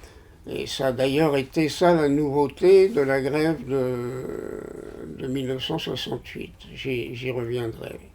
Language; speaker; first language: French; native; French